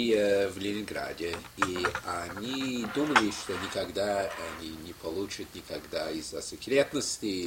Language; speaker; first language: Russian; non-native, fluent; English